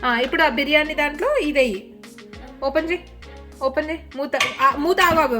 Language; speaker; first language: Telugu; native; Telugu